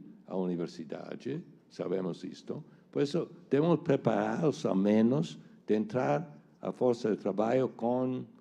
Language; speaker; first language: Portuguese; non-native, fluent; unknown